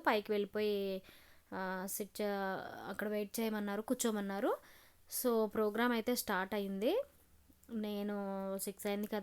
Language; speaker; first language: Telugu; native; Telugu